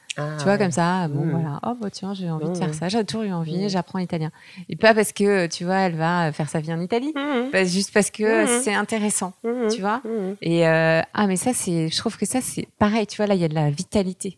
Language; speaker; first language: French; native; French